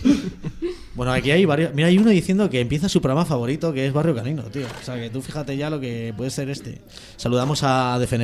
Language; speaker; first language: Spanish; native; Spanish